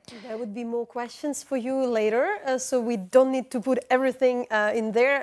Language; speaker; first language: English; non-native, fluent; Ukrainian